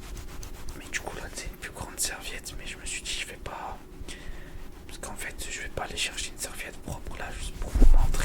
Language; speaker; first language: French; native; French